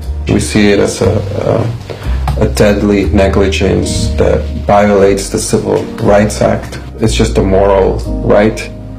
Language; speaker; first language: English; early bilingual, other home language; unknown